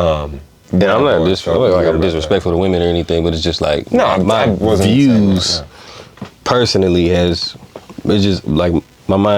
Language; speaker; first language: English; native; English